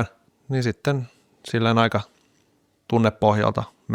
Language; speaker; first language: Finnish; native; Finnish